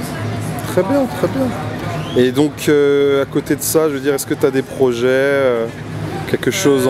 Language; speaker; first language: French; native; French